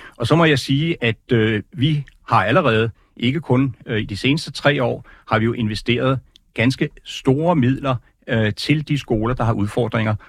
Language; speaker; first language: Danish; native; Danish